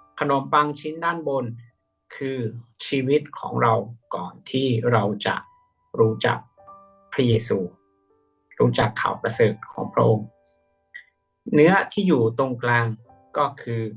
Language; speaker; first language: Thai; native; Thai